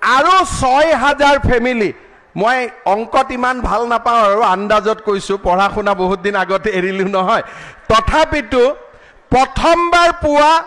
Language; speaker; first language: Assamese; native; Assamese